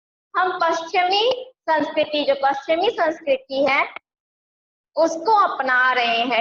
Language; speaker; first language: Hindi; native; Hindi